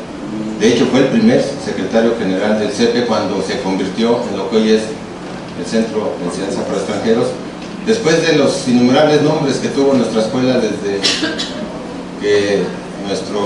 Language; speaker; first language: Spanish; native; Spanish